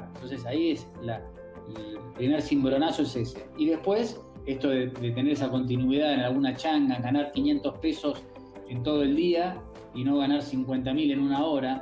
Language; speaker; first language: Spanish; native; Spanish